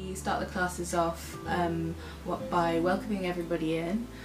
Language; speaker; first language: English; native; English